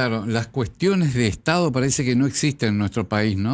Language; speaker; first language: Spanish; native; Spanish